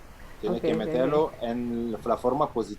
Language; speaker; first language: Spanish; non-native, fluent; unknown